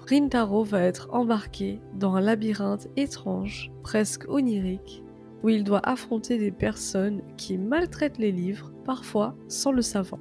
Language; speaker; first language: French; native; French